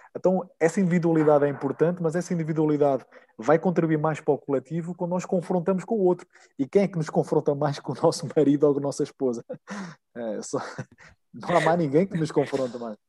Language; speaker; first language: Portuguese; native; Portuguese